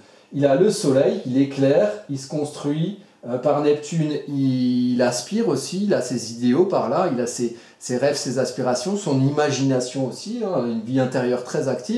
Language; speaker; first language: French; native; French